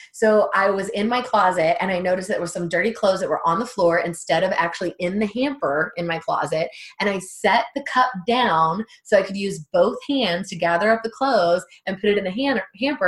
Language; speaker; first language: English; native; English